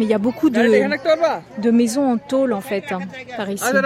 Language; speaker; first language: French; native; French